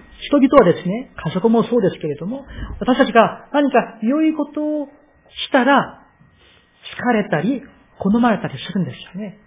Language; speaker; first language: Japanese; non-native, fluent; Korean